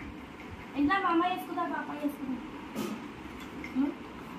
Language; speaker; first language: Chinese; non-native, learner; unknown